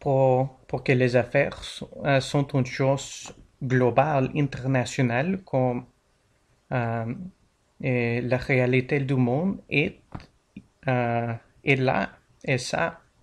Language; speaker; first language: French; non-native, learner; English